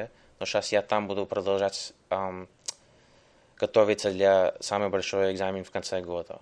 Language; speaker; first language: Russian; early bilingual, heritage; English